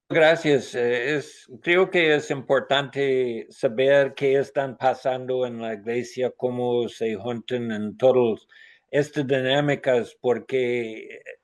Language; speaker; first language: Spanish; non-native, learner; English